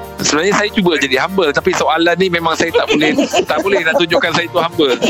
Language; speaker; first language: Malay; native; Malay